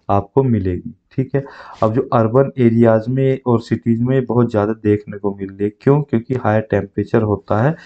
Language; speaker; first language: Hindi; native; Hindi